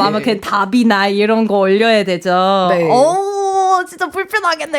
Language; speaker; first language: Korean; non-native, fluent; English